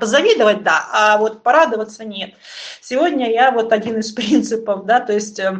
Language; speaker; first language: Russian; native; Russian